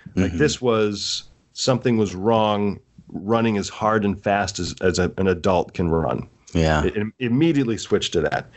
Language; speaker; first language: English; native; English